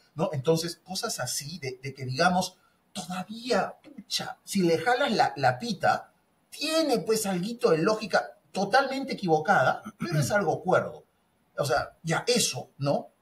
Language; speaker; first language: Spanish; native; Spanish